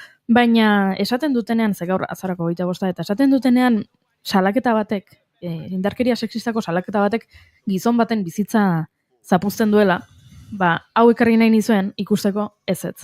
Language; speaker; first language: Basque; native; Basque